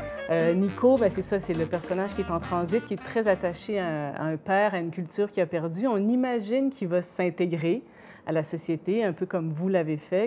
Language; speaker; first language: French; native; French